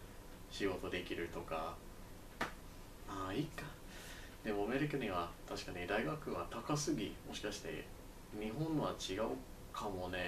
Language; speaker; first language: Japanese; non-native, learner; English